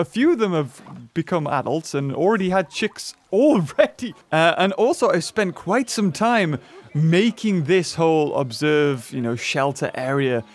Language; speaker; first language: English; native; English